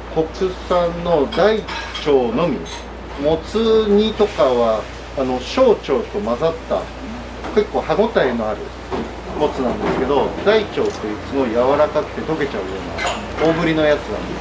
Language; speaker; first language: Japanese; native; Japanese